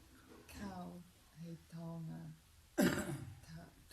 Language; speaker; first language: Māori; non-native, learner; English